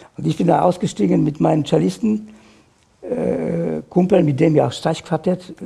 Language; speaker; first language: German; non-native, fluent; Polish